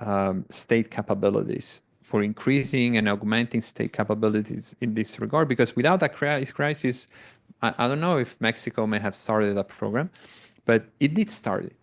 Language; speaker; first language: English; non-native, fluent; Italian